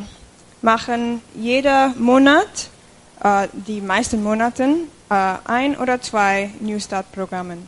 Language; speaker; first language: German; non-native, fluent; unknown